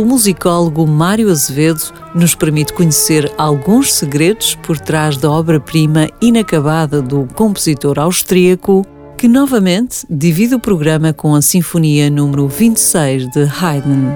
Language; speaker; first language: Portuguese; native; Portuguese